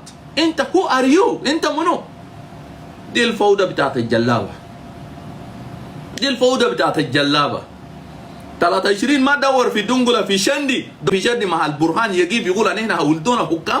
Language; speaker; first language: Arabic; native; Arabic